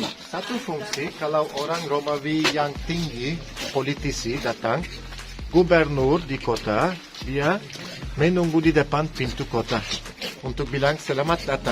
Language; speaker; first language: Indonesian; non-native, fluent; Turkish